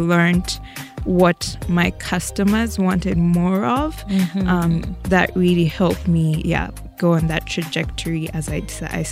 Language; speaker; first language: English; non-native, local second language; Ganda